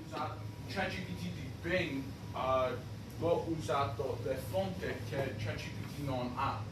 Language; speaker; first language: Italian; non-native, learner; English